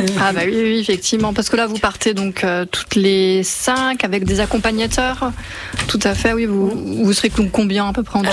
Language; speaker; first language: French; native; French